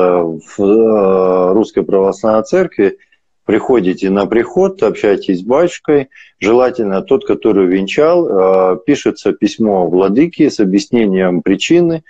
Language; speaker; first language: Russian; native; Russian